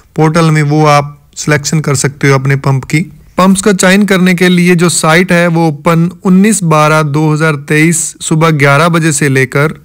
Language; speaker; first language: Hindi; non-native, local second language; Punjabi